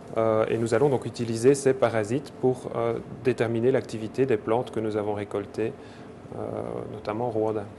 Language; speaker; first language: French; native; French